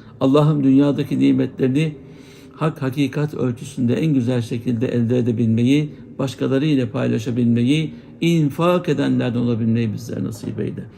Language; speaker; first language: Turkish; native; Turkish